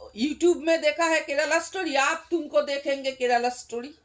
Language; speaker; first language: Hindi; non-native, local second language; Bangla